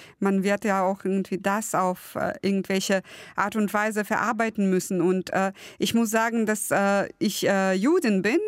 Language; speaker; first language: German; early bilingual, other home language; Russian